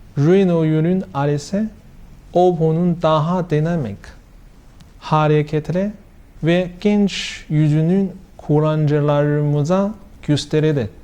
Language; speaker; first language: Turkish; non-native, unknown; Chinese